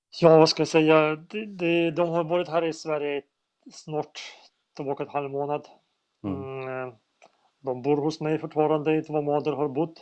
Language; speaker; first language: Swedish; non-native, fluent; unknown